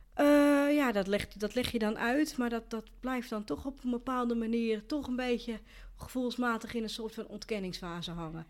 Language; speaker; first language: Dutch; native; Dutch